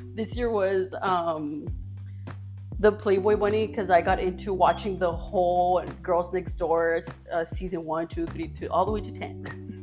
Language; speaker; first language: English; early bilingual, other home language; Spanish